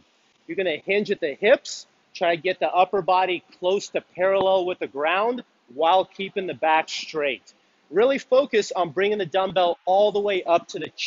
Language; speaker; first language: English; native; English